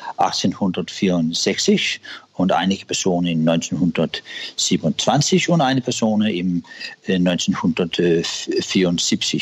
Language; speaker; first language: German; non-native, learner; Danish